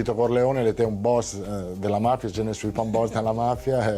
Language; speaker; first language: French; non-native, fluent; Italian